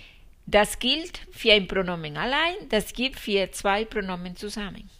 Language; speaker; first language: German; non-native, fluent; Spanish